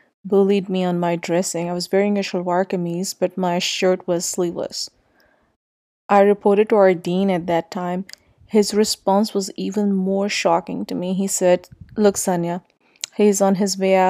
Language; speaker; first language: English; non-native, local second language; Urdu